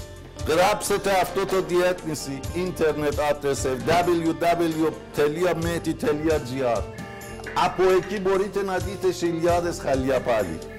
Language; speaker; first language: Greek; non-native, learner; Persian